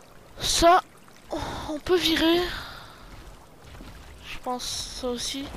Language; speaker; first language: French; native; French